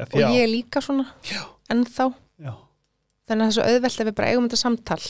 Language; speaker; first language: Icelandic; non-native, local second language; Swedish